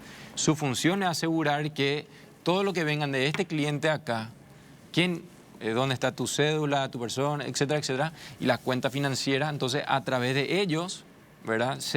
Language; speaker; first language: Spanish; native; Spanish